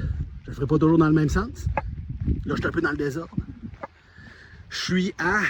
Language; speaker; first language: French; native; French